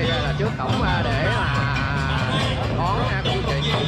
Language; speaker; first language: Vietnamese; native; Vietnamese